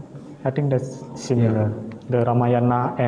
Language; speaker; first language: English; non-native, learner; Indonesian